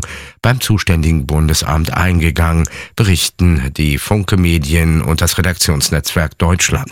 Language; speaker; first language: German; native; German